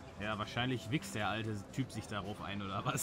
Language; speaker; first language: German; native; German